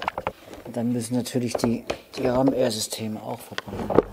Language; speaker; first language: German; native; German